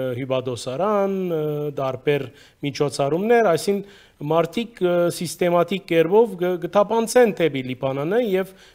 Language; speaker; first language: Armenian; early bilingual, heritage; Armenian